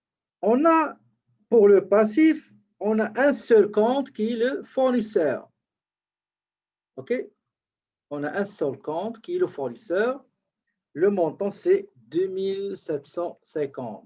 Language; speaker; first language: French; native; French